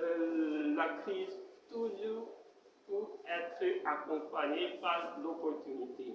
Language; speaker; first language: French; non-native, fluent; Korean